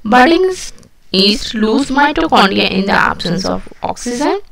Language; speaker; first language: English; non-native, local second language; Hindi